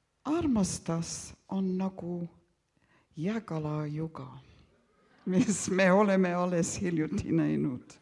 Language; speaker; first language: Estonian; early bilingual, heritage; Estonian